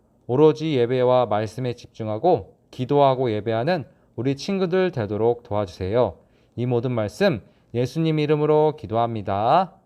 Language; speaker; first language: Korean; native; Korean